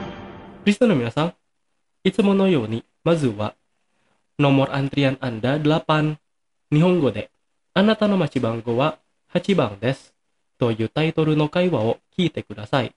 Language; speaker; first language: Japanese; non-native, fluent; Indonesian